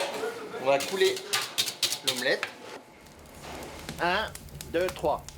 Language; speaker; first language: French; native; French